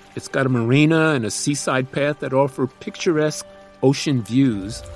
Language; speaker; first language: English; native; English